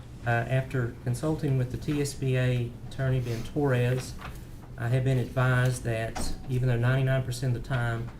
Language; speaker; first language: English; native; English